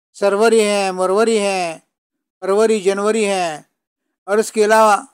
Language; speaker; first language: Urdu; non-native, local second language; Pashto